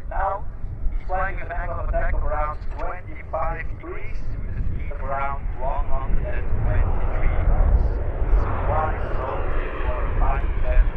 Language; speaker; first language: English; non-native, fluent; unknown